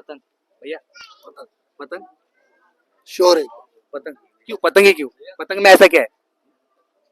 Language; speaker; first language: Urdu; non-native, local second language; Marathi